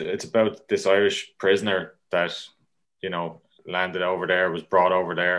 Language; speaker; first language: English; native; English